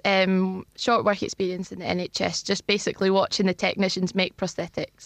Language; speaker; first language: English; native; English